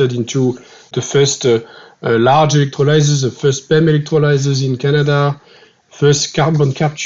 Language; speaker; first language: English; non-native, fluent; French